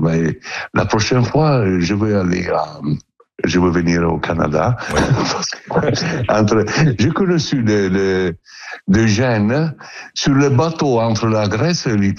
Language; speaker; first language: French; non-native, learner; Italian